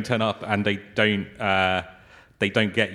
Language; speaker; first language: English; native; English